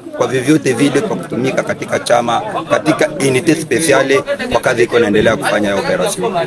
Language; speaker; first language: Swahili; native; Swahili